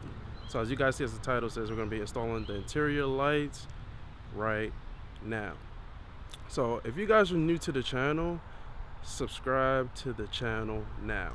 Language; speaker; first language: English; native; English